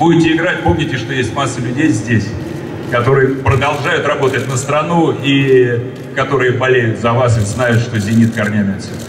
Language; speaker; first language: Russian; native; Russian